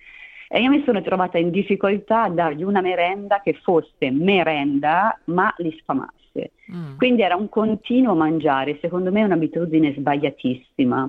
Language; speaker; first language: Italian; native; Italian